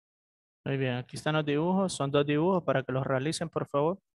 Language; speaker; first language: Spanish; native; Spanish